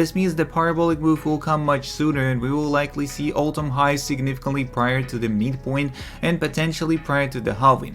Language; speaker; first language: English; non-native, fluent; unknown